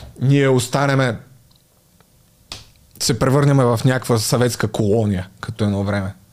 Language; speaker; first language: Bulgarian; native; Bulgarian